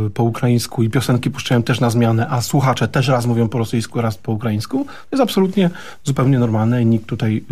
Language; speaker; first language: Polish; native; Polish